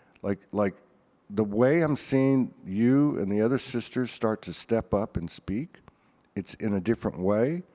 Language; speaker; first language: English; native; English